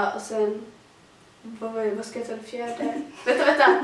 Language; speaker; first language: Swedish; early bilingual, other home language; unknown